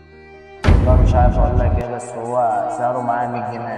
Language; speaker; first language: Arabic; native; Arabic